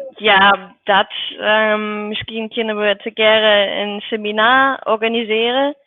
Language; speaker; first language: Dutch; non-native, learner; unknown